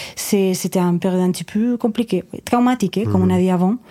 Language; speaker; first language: French; non-native, fluent; Spanish